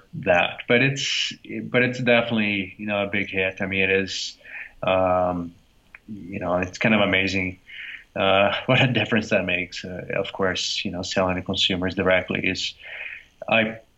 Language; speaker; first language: English; non-native, fluent; Portuguese